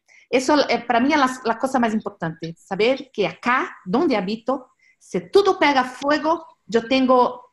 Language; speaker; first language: Spanish; non-native, learner; Portuguese